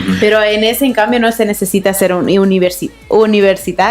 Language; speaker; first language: Spanish; native; Spanish